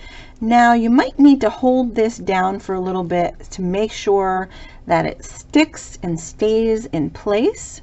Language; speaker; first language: English; native; English